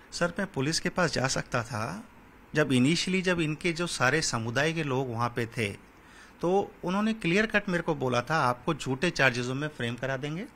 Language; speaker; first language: Hindi; native; Hindi